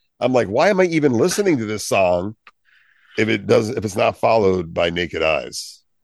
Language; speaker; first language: English; native; English